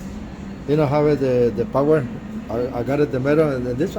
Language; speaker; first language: English; non-native, learner; Spanish